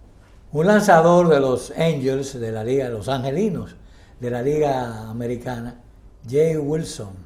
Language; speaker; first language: Spanish; native; Spanish